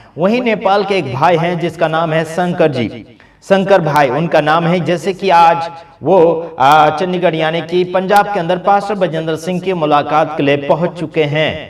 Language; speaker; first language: Hindi; non-native, local second language; Gujarati